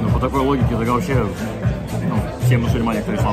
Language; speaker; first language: Russian; native; Russian